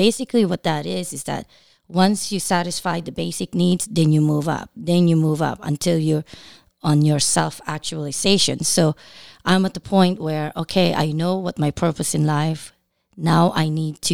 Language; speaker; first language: English; non-native, local second language; Filipino